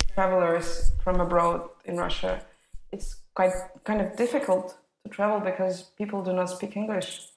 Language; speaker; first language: English; non-native, fluent; Russian